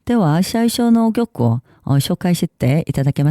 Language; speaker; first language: Japanese; non-native, learner; Korean